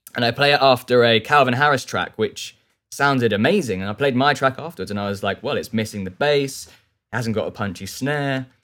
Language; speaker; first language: English; native; English